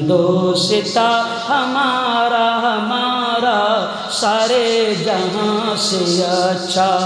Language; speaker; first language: Urdu; native; Urdu